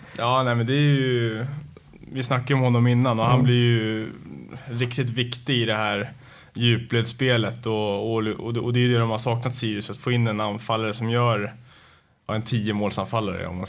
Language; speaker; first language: Swedish; native; Swedish